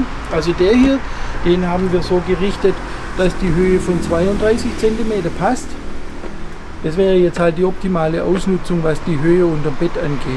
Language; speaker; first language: German; native; German